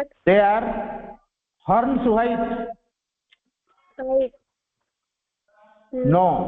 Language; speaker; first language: English; non-native, local second language; Odia